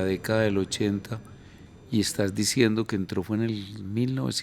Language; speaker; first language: Spanish; native; Spanish